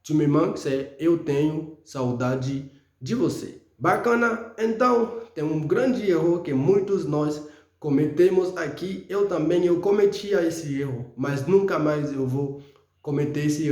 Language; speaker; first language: Portuguese; non-native, fluent; Haitian Creole